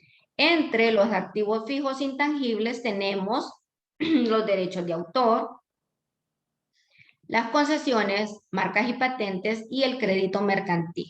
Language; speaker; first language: Spanish; native; Spanish